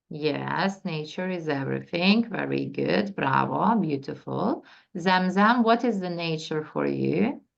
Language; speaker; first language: English; non-native, fluent; Turkish